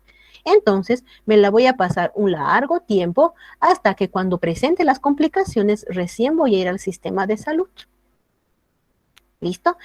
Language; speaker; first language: Spanish; native; Spanish